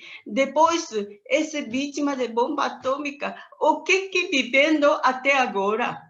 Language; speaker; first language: Portuguese; non-native, learner; Japanese